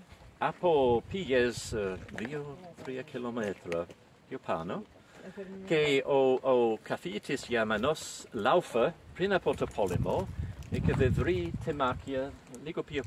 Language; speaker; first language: Greek; non-native, learner; English